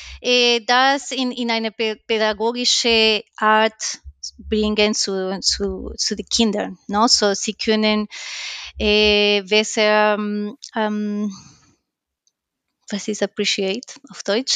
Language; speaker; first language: German; non-native, learner; Spanish